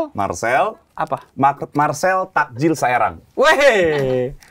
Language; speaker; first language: Indonesian; native; Indonesian